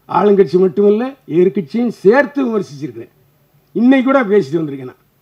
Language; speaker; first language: Tamil; native; Tamil